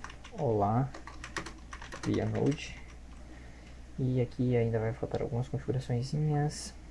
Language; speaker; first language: Portuguese; native; Portuguese